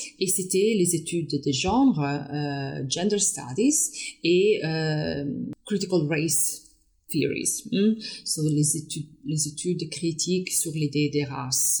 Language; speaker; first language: French; non-native, fluent; Italian